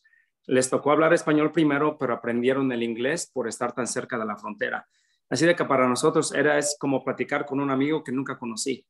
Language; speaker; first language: Spanish; early bilingual, other home language; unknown